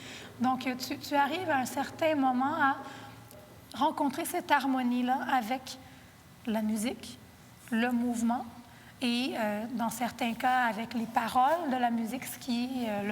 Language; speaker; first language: French; non-native, fluent; Portuguese